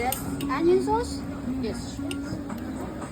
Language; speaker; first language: English; non-native, learner; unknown